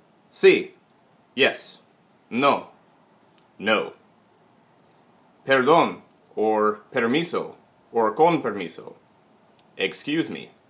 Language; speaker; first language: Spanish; non-native, learner; English